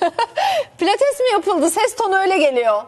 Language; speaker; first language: Turkish; native; Turkish